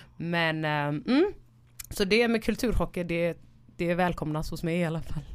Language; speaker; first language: Swedish; early bilingual, other home language; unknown